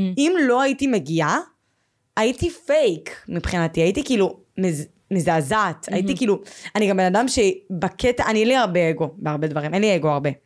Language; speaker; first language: Hebrew; native; Hebrew